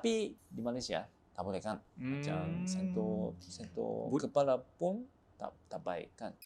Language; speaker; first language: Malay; non-native, fluent; Japanese